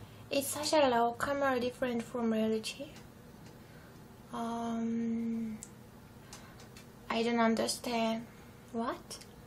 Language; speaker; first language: English; non-native, learner; Turkish